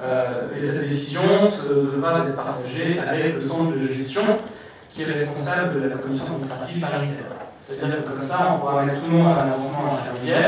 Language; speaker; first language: French; native; French